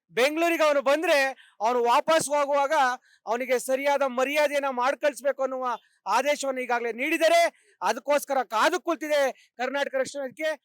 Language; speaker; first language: Kannada; native; Kannada